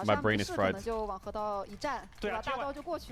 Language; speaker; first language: Chinese; native; Chinese